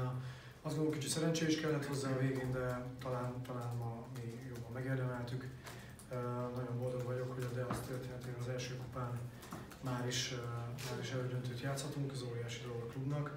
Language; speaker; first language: Hungarian; native; Hungarian